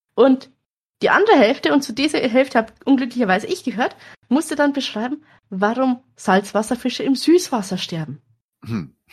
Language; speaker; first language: German; native; German